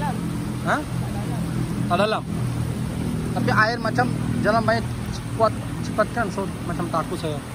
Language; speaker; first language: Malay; non-native, learner; Bangla